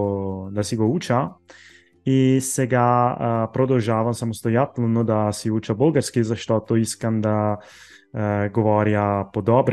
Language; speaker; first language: Bulgarian; non-native, learner; Italian